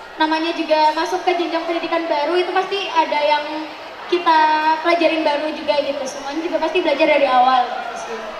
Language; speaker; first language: Indonesian; native; Indonesian